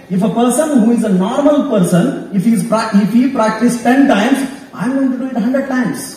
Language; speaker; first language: English; non-native, local second language; Kannada